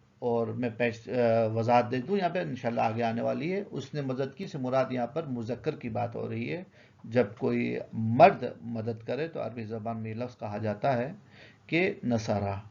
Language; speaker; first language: Urdu; native; Urdu